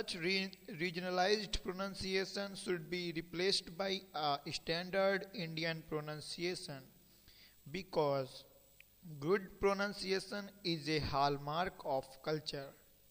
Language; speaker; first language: English; non-native, local second language; Hindi